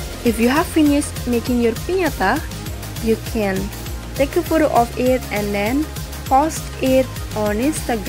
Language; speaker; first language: English; non-native, fluent; Indonesian